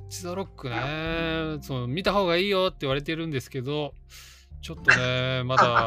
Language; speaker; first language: Japanese; native; Japanese